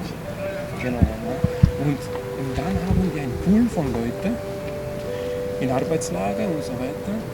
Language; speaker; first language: German; non-native, fluent; Chinese